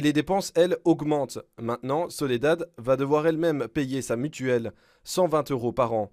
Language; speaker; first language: French; native; French